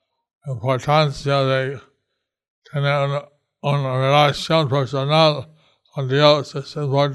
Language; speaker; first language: Spanish; non-native, learner; English